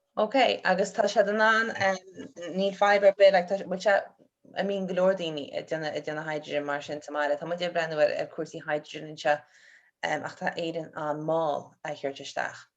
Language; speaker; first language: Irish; native; Irish